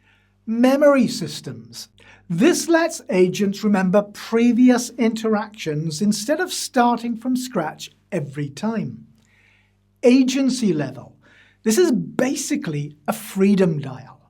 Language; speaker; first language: English; native; English